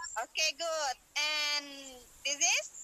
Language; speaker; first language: English; non-native, learner; Indonesian